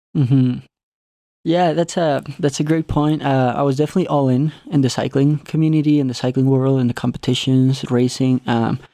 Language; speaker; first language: English; non-native, fluent; Spanish